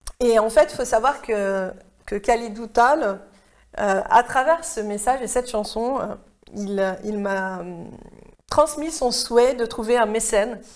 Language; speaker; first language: French; native; French